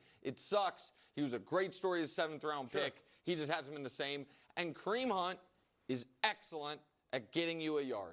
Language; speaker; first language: English; native; English